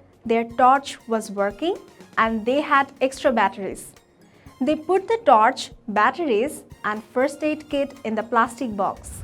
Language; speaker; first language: English; non-native, local second language; Bangla